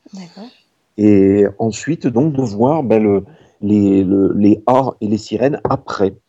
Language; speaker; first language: French; native; French